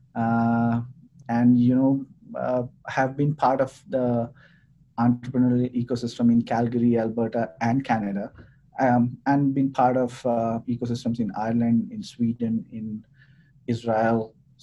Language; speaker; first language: English; non-native, local second language; Hindi